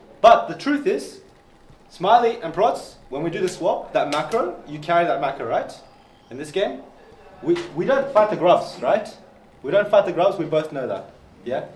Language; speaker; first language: English; non-native, fluent; Portuguese